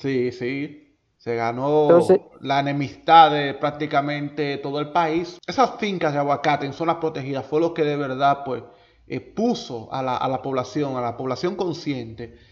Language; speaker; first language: Spanish; native; Spanish